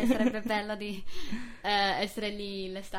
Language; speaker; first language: Italian; non-native, fluent; English